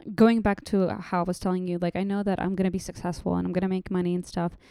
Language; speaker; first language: English; non-native, fluent; Arabic